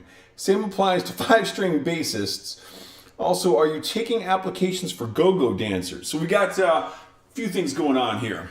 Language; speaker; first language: English; native; English